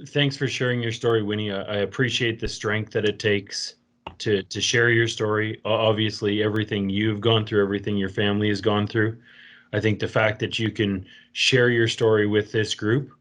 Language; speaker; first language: English; native; English